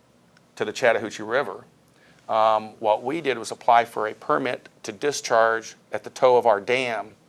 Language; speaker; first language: English; native; English